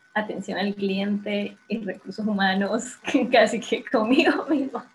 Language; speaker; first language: Spanish; native; Spanish